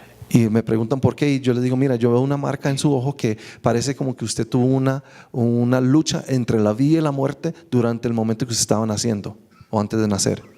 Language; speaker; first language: Spanish; native; Spanish